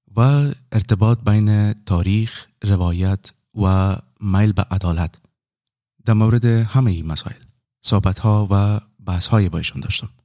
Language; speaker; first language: Persian; native; Persian